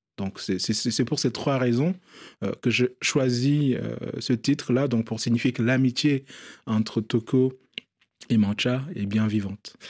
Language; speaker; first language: French; non-native, local second language; Bambara